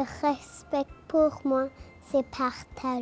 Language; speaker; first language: French; non-native, local second language; English